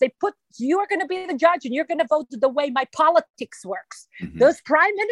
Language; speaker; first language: English; non-native, fluent; Serbian